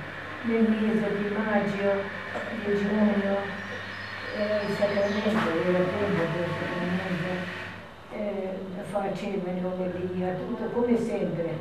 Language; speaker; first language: Italian; non-native, learner; Albanian